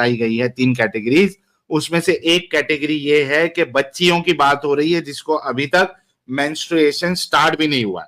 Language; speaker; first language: Hindi; native; Hindi